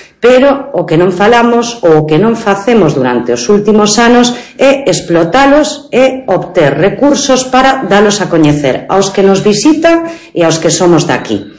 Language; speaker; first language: Galician; native; Galician